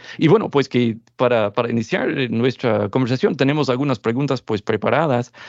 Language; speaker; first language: Spanish; non-native, fluent; English